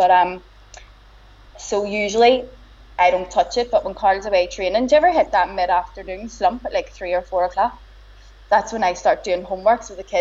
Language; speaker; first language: English; native; English